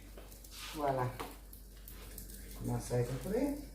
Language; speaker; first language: French; non-native, fluent; Italian